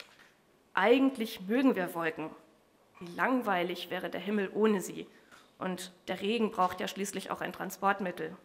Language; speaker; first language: German; native; German